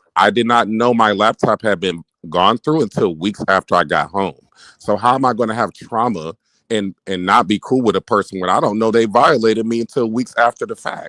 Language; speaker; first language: English; native; English